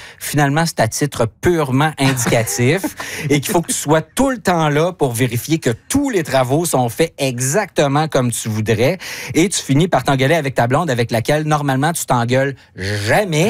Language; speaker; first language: French; native; French